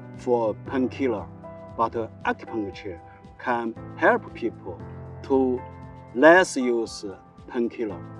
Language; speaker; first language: English; non-native, learner; Chinese